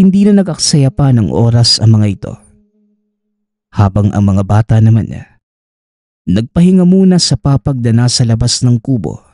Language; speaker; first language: Filipino; native; Filipino